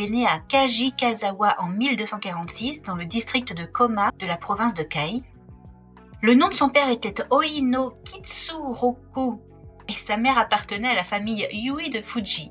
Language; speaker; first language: French; native; French